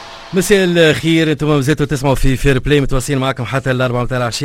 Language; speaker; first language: Arabic; native; Arabic